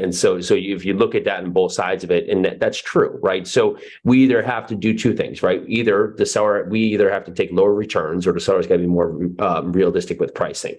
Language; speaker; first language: English; native; English